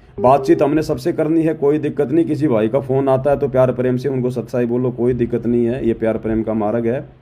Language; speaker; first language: Hindi; native; Hindi